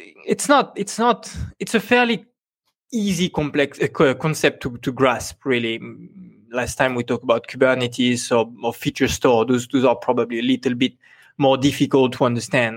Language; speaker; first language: English; non-native, fluent; French